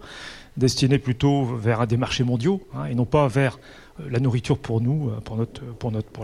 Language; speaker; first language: French; native; French